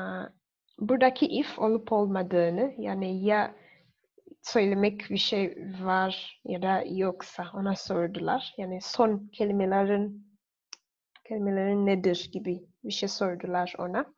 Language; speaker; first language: Turkish; non-native, fluent; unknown